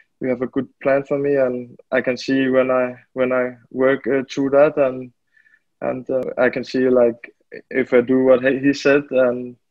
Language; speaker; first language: English; non-native, fluent; Danish